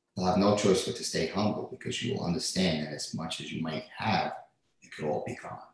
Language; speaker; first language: English; native; English